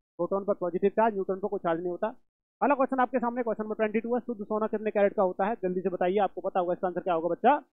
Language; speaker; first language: Hindi; native; Hindi